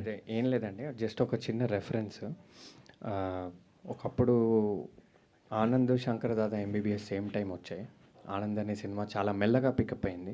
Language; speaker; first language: Telugu; native; Telugu